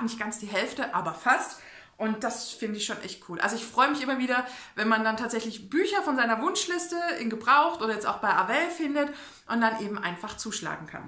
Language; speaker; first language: German; native; German